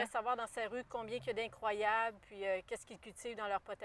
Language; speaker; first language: French; native; French